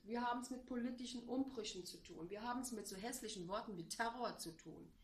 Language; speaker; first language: German; native; German